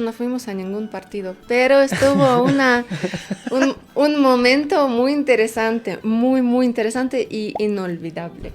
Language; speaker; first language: Spanish; non-native, fluent; Russian